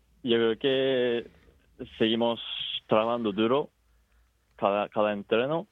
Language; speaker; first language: Spanish; non-native, fluent; Japanese